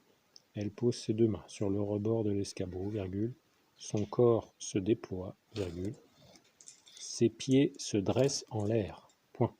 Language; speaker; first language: French; native; French